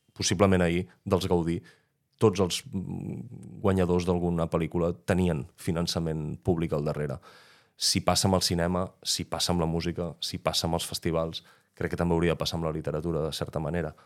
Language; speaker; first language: Catalan; native; Catalan